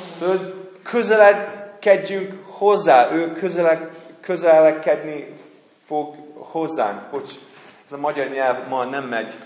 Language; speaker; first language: Hungarian; non-native, fluent; English